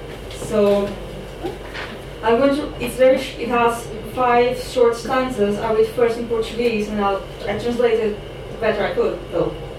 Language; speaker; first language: English; non-native, fluent; Portuguese